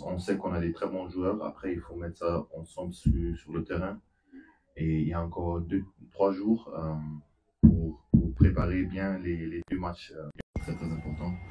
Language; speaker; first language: French; non-native, fluent; German